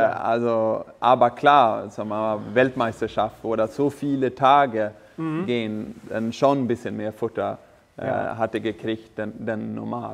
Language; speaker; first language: German; non-native, fluent; Swedish